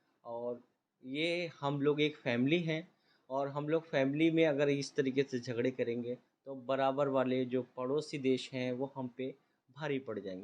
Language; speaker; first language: Hindi; native; Hindi